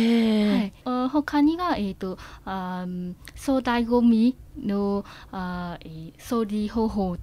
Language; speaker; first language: Japanese; non-native, fluent; Vietnamese